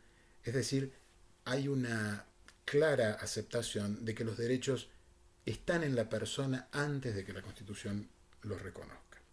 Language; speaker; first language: Spanish; native; Spanish